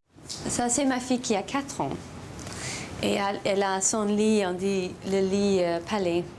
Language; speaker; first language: French; non-native, learner; English